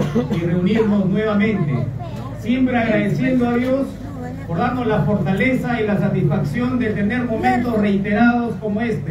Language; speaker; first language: Spanish; native; Spanish